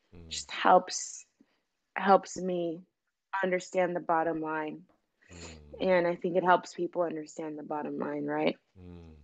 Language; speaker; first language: English; native; English